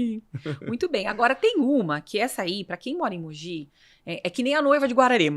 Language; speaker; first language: Portuguese; native; Portuguese